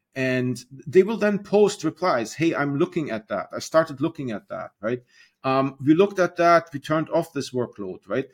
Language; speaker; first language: English; non-native, fluent; German